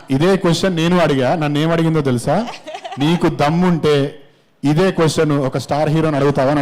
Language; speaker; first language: Telugu; native; Telugu